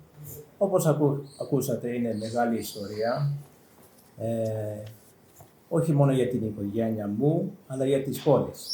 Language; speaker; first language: Greek; non-native, learner; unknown